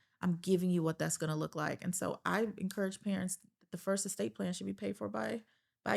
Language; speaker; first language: English; native; English